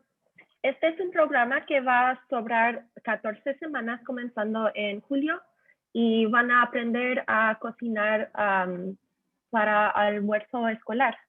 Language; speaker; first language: Spanish; early bilingual, heritage; Spanish